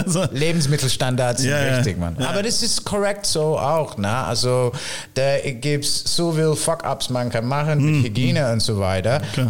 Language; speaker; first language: German; non-native, fluent; English